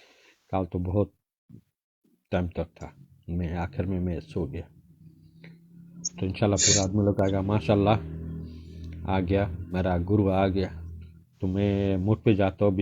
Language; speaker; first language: Hindi; non-native, local second language; Bangla